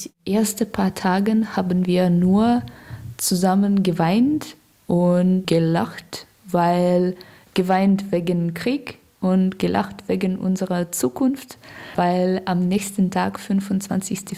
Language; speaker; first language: German; non-native, learner; Russian